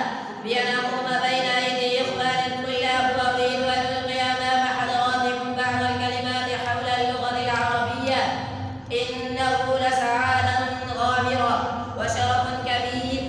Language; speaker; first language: Arabic; non-native, fluent; Urdu